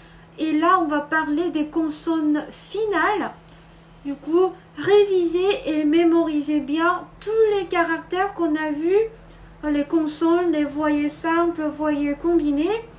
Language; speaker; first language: French; non-native, fluent; Korean